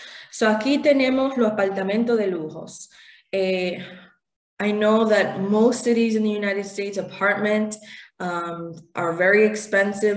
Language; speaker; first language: English; early bilingual, other home language; Spanish